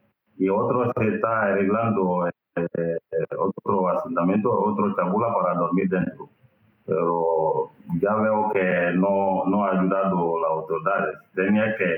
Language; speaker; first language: Spanish; non-native, learner; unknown